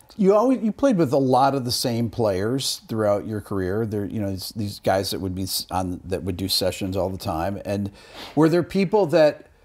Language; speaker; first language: English; native; English